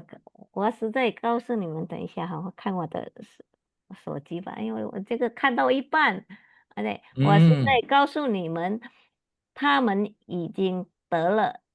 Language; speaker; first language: Chinese; non-native, learner; Indonesian